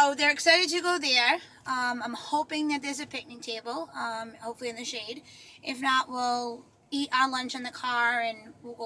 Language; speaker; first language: English; native; English